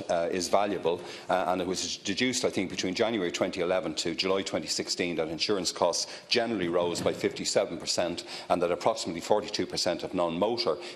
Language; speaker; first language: English; native; English